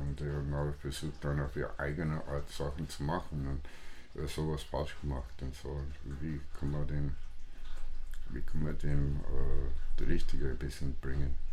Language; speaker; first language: German; non-native, fluent; English